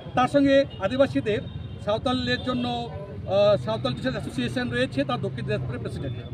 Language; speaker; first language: Bangla; non-native, local second language; Santali